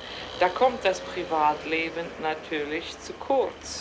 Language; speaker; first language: German; non-native, fluent; Swedish